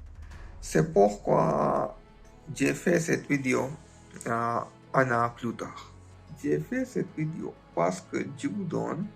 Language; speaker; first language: French; non-native, learner; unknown